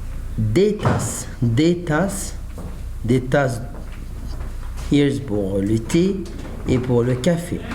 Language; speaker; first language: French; non-native, fluent; Arabic